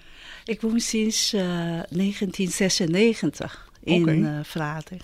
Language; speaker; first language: Dutch; non-native, fluent; Chinese